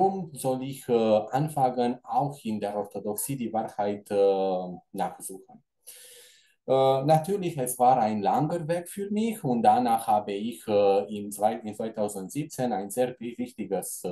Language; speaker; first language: German; non-native, fluent; Romanian